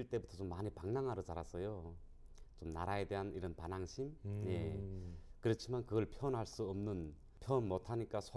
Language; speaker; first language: Korean; native; Korean